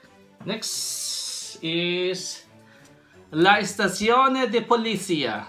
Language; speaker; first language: Italian; non-native, learner; Filipino